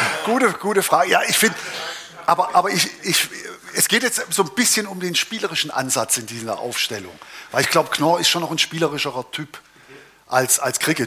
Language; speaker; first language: German; native; German